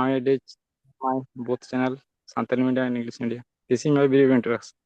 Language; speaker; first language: English; non-native, learner; Santali